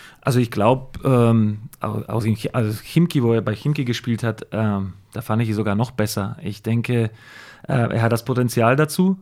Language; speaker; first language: German; non-native, fluent; Slovak